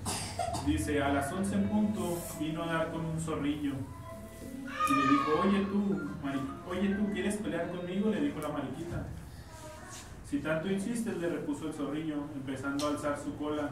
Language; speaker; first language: Spanish; native; Spanish